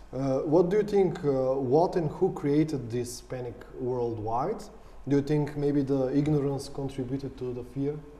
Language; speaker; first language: English; non-native, fluent; Macedonian